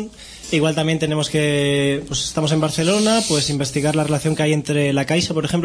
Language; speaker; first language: Spanish; native; Spanish